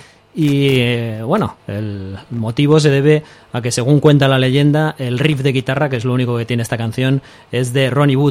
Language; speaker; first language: Spanish; native; Spanish